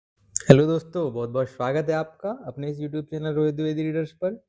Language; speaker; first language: Hindi; native; Hindi